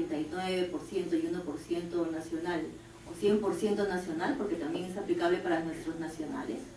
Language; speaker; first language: Spanish; native; Spanish